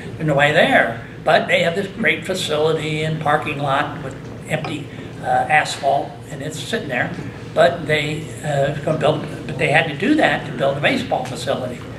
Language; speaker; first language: English; native; English